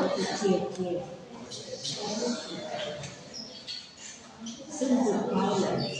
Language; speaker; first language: Chinese; non-native, learner; Indonesian